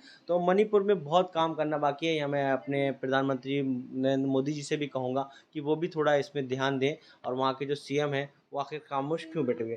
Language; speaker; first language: Hindi; native; Hindi